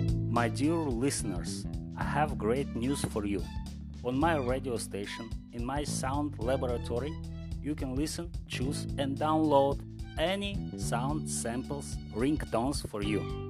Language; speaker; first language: English; non-native, learner; Russian